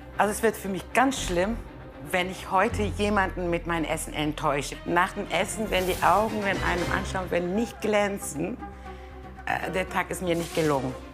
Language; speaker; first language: German; non-native, fluent; Kurdish